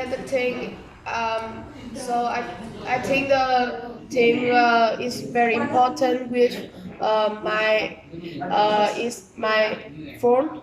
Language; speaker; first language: English; non-native, learner; Vietnamese